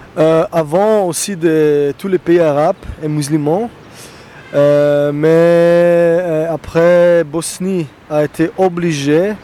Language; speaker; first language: French; non-native, fluent; Slovenian